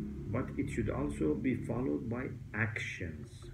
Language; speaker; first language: English; non-native, fluent; Persian